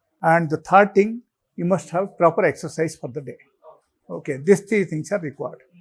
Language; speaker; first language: English; non-native, local second language; Telugu